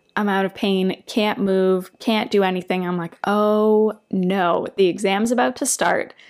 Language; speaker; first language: English; native; English